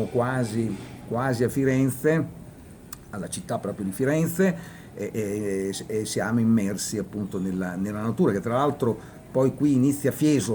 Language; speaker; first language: Italian; native; Italian